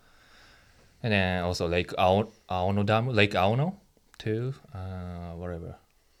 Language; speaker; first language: English; non-native, learner; Japanese